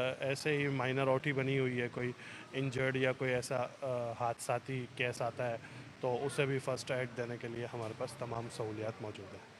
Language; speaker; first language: Urdu; native; Urdu